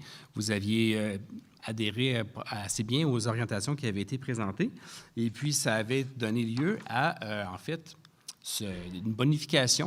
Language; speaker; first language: French; native; French